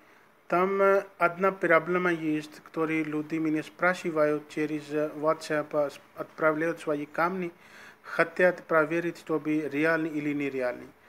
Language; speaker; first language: Russian; non-native, learner; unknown